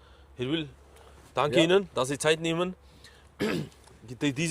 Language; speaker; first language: German; non-native, learner; Uzbek